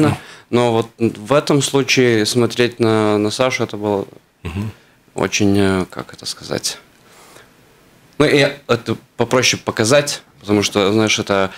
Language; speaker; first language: Russian; non-native, fluent; Latvian